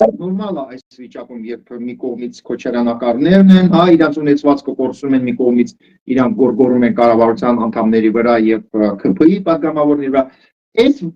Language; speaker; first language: Armenian; early bilingual, heritage; Armenian